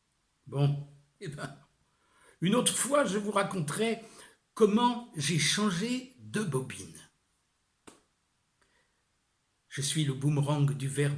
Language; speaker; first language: French; native; French